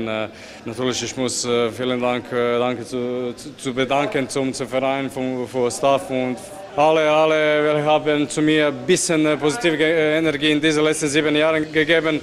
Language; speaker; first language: German; non-native, fluent; Croatian